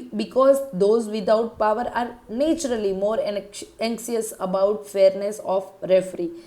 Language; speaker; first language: English; non-native, local second language; Gujarati